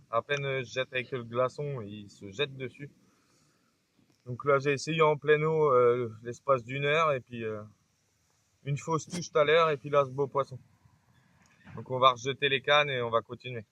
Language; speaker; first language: French; native; French